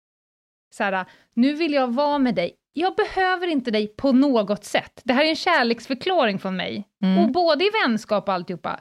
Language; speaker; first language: Swedish; native; Swedish